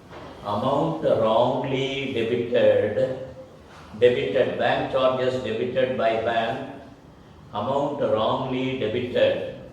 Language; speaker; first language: English; non-native, local second language; Tamil